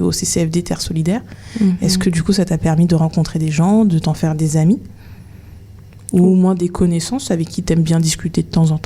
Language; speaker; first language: French; native; French